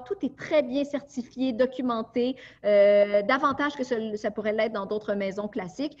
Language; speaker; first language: French; native; French